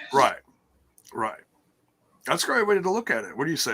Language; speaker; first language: English; native; English